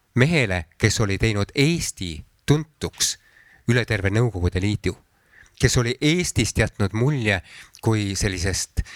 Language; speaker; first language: Estonian; native; Estonian